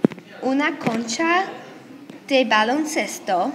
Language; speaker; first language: Spanish; non-native, learner; English